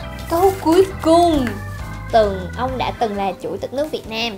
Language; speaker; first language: Vietnamese; native; Vietnamese